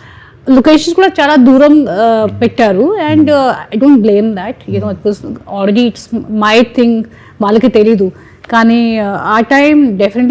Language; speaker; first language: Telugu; non-native, fluent; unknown